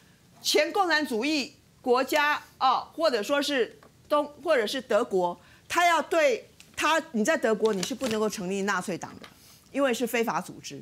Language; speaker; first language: Chinese; native; Chinese